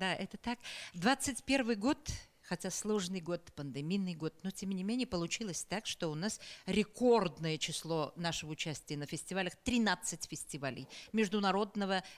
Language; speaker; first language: Russian; native; Russian